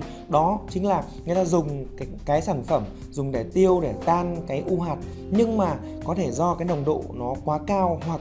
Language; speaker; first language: Vietnamese; native; Vietnamese